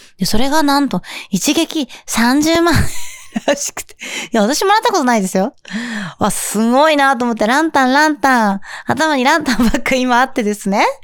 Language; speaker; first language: Japanese; native; Japanese